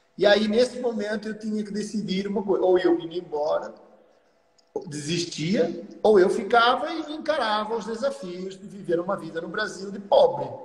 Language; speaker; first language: Portuguese; native; Portuguese